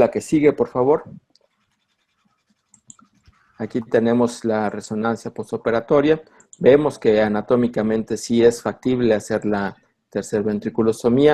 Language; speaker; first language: Spanish; native; Spanish